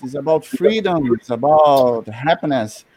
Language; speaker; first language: English; non-native, learner; Portuguese